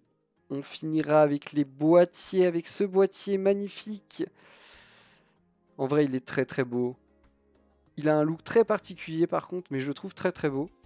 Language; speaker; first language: French; native; French